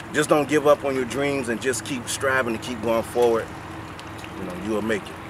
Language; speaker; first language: English; native; English